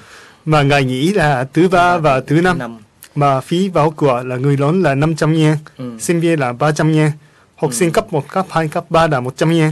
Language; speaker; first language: Vietnamese; non-native, fluent; Japanese